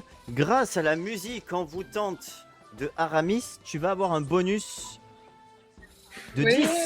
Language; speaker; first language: French; native; French